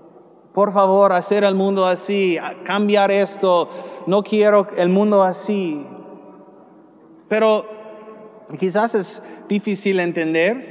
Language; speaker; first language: Spanish; non-native, learner; English